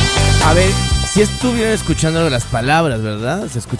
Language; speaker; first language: Spanish; native; Spanish